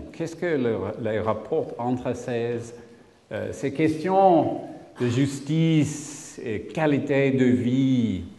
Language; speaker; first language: French; non-native, learner; English